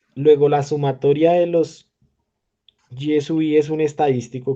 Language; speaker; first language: Spanish; native; Spanish